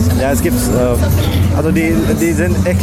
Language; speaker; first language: German; non-native, learner; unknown